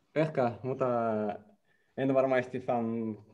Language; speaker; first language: Finnish; non-native, fluent; Turkish